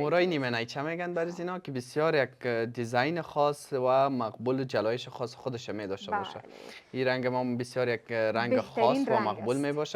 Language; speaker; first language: Persian; native; Persian